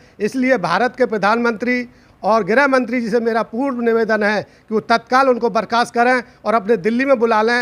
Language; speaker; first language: Hindi; native; Hindi